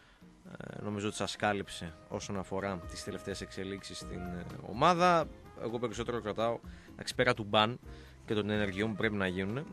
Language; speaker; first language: Greek; native; Greek